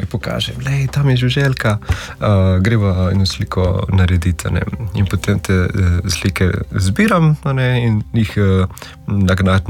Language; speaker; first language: Slovenian; non-native, fluent; Spanish